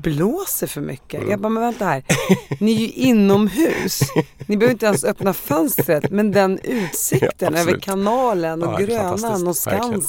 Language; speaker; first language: Swedish; native; Swedish